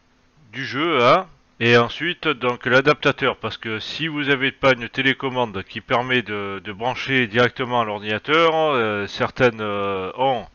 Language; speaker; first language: French; native; French